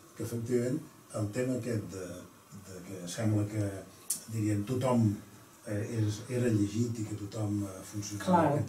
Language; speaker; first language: Catalan; native; Catalan